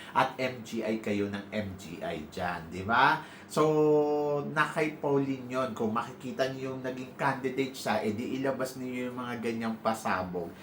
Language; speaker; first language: Filipino; native; Filipino